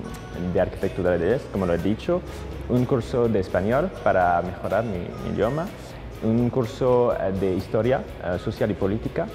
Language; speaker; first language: Spanish; non-native, fluent; French